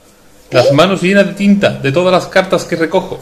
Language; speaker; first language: Spanish; native; Spanish